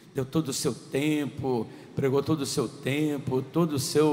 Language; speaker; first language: Portuguese; native; Portuguese